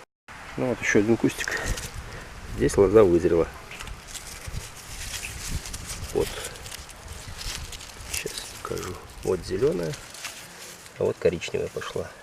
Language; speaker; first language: Russian; native; Russian